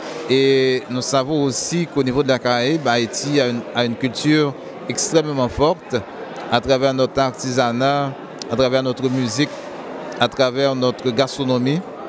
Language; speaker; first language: French; native; French